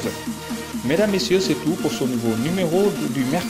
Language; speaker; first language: French; non-native, local second language; Wolof